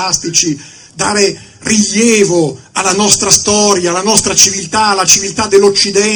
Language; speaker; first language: Italian; native; Italian